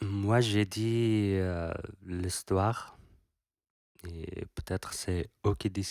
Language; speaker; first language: French; non-native, learner; Persian